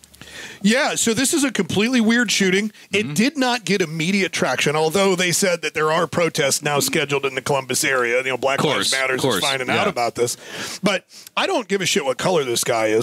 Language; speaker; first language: English; native; English